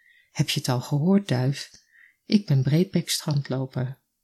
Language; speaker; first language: Dutch; native; Dutch